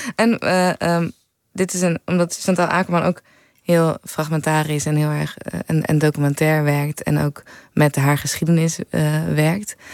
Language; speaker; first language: Dutch; native; Dutch